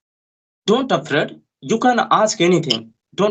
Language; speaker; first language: English; non-native, learner; Hindi